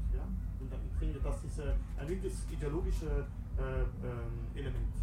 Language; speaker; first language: German; non-native, learner; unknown